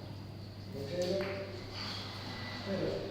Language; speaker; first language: Spanish; native; Spanish